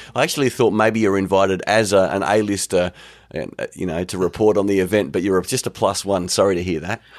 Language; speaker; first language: English; native; English